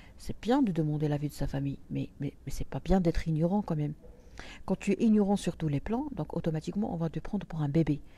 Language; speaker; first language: French; non-native, local second language; Arabic